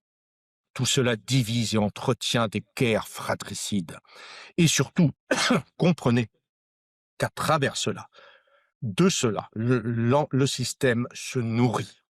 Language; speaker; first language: French; native; French